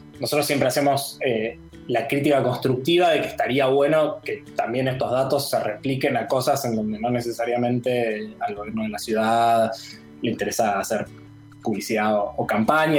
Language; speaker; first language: Spanish; native; Spanish